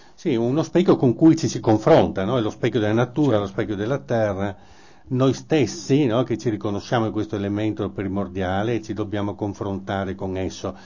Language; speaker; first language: Italian; native; Italian